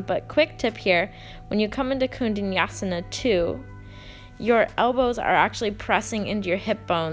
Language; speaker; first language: English; native; English